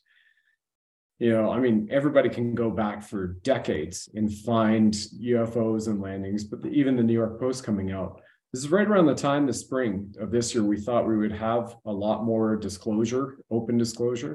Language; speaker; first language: English; native; English